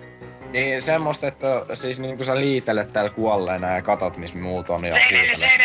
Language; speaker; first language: Finnish; native; Finnish